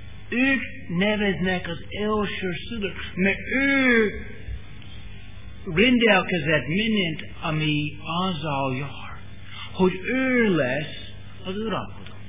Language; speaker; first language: Hungarian; non-native, learner; English